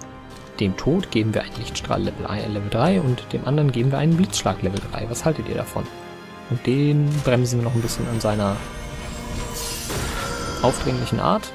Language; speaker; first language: German; native; German